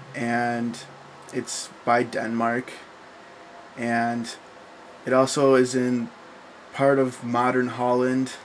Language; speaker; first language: English; early bilingual, other home language; German